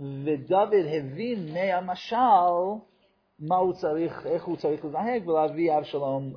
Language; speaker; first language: Hebrew; non-native, fluent; English